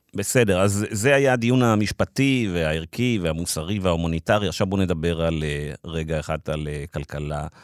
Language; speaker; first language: Hebrew; native; Hebrew